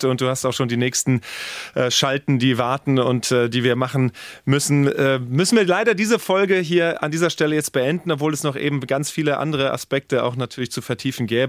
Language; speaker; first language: German; native; German